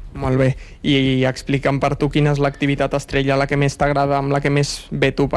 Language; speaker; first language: Catalan; native; Catalan